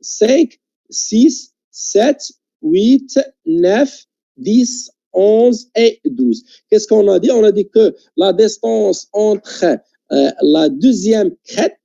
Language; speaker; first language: French; non-native, local second language; Arabic